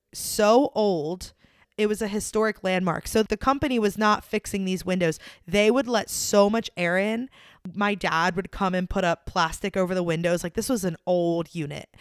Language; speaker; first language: English; native; English